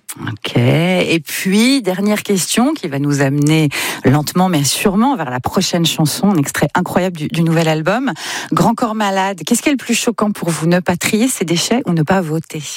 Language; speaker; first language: French; native; French